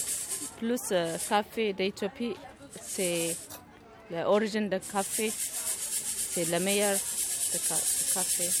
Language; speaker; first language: French; non-native, learner; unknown